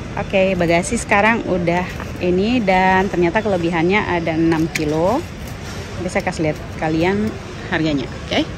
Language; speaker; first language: Indonesian; native; Indonesian